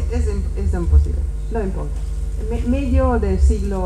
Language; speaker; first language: Spanish; non-native, fluent; Czech